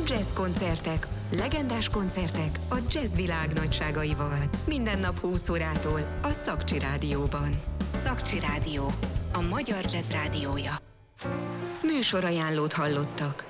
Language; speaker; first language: Hungarian; native; Hungarian